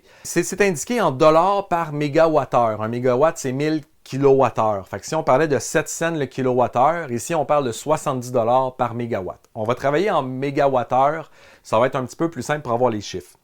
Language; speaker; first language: French; native; French